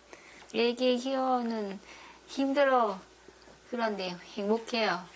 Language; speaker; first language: Korean; non-native, learner; Thai